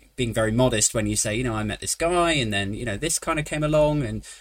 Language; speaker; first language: English; native; English